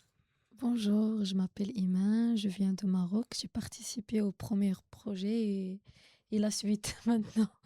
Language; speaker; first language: French; non-native, local second language; Arabic